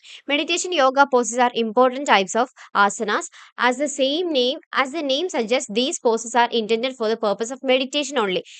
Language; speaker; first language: English; non-native, local second language; Malayalam